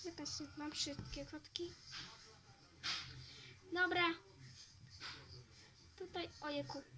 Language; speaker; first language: Polish; early bilingual, heritage; Polish